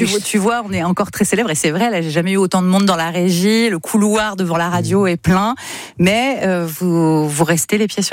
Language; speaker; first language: French; native; French